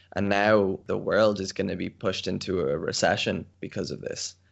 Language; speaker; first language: English; native; English